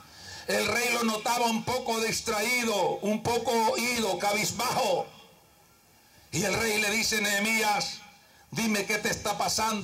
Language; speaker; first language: Spanish; native; Spanish